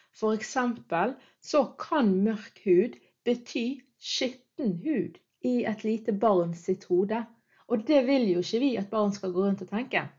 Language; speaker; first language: Norwegian; early bilingual, other home language; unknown